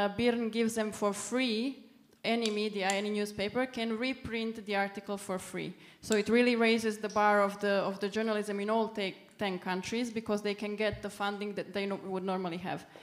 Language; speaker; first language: English; non-native, fluent; Serbian